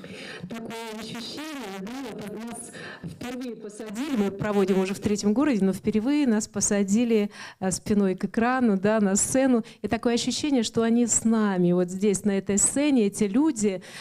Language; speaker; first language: Russian; native; Russian